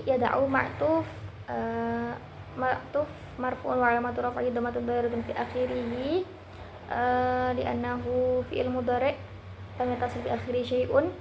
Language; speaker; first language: Arabic; non-native, learner; Indonesian